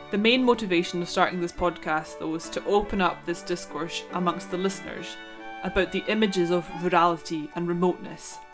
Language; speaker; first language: English; non-native, local second language; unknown